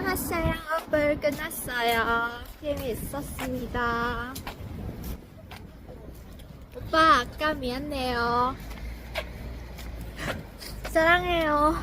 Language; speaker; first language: Korean; non-native, learner; Vietnamese